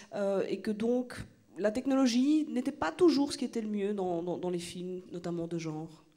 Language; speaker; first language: French; native; French